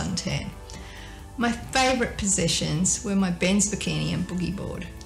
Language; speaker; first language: English; native; English